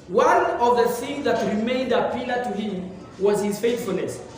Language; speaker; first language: English; non-native, local second language; Swahili